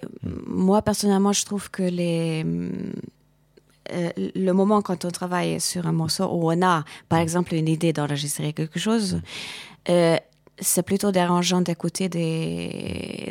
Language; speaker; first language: French; non-native, fluent; Hungarian